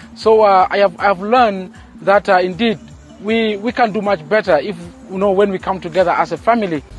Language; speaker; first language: English; non-native, fluent; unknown